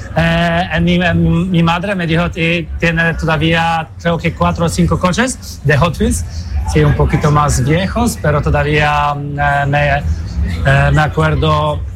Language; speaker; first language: Spanish; non-native, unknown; Polish